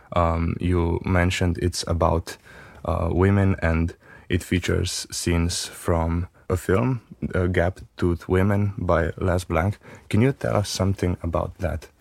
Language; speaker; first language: English; non-native, fluent; Macedonian